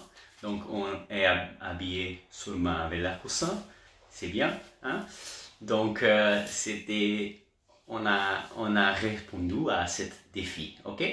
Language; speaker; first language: French; non-native, learner; Portuguese